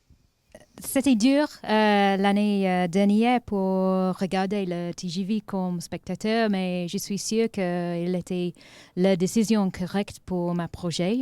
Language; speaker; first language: French; non-native, learner; English